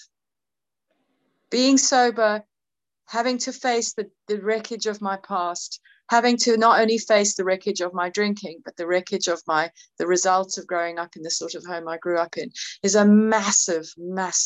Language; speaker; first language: English; native; English